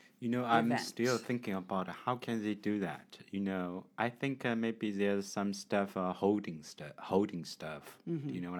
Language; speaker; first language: English; non-native, learner; Chinese